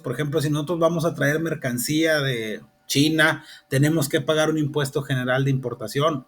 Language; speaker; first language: Spanish; native; Spanish